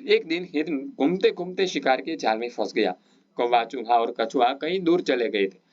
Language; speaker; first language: Hindi; non-native, local second language; Gujarati